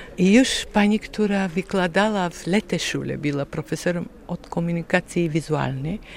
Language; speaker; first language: Polish; non-native, fluent; Bulgarian